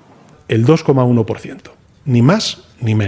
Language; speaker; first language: Spanish; native; Spanish